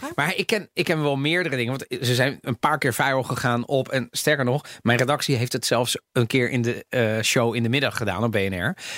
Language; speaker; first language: Dutch; native; Dutch